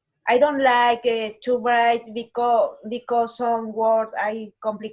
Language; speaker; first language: English; non-native, learner; Spanish